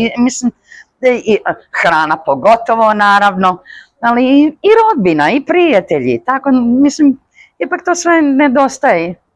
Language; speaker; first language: Bosnian; early bilingual, heritage; Croatian